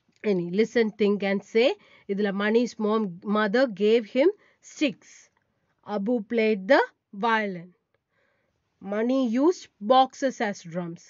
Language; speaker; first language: English; non-native, local second language; Tamil